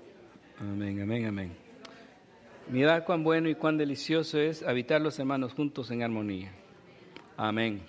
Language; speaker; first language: Spanish; native; Spanish